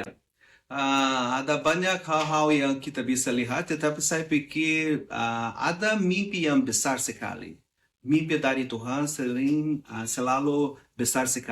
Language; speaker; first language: Indonesian; non-native, learner; Portuguese